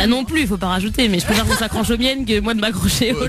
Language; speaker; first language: French; native; French